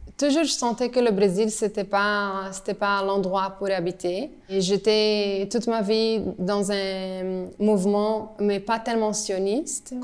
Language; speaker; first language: French; early bilingual, heritage; French